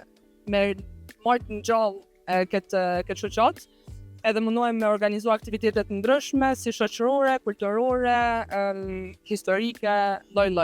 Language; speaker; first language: Albanian; early bilingual, heritage; Albanian